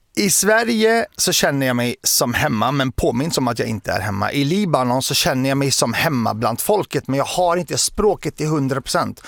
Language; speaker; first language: Swedish; early bilingual, other home language; Arabic